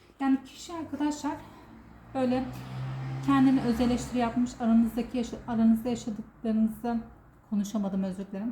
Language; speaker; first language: Turkish; native; Turkish